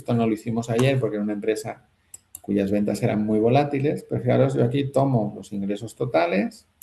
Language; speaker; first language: Spanish; native; Spanish